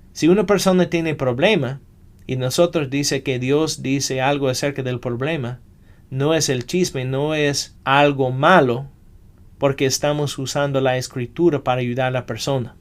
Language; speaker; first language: Spanish; non-native, fluent; English